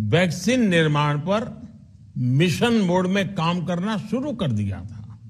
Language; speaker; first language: Hindi; non-native, local second language; Gujarati